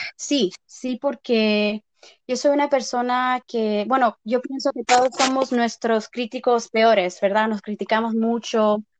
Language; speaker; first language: Spanish; early bilingual, heritage; Spanish